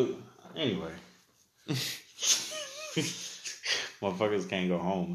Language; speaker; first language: English; native; English